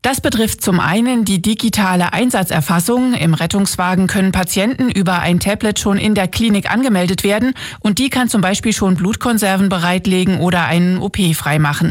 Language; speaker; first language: German; native; German